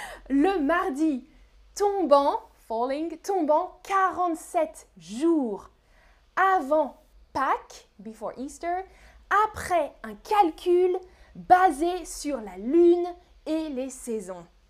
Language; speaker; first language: French; native; French